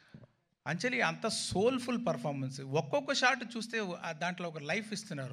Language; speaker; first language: Telugu; non-native, learner; Tamil